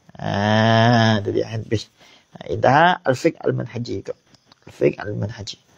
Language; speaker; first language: Malay; native; Malay